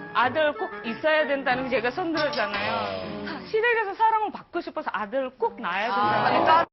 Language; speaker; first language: Korean; non-native, fluent; Indonesian